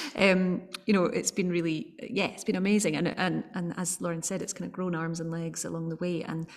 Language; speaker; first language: English; native; English